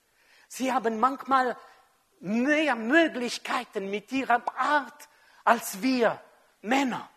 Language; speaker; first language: German; non-native, fluent; French